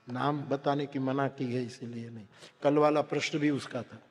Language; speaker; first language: Hindi; non-native, local second language; Gujarati